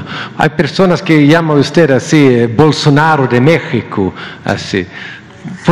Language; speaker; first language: Spanish; non-native, learner; Swedish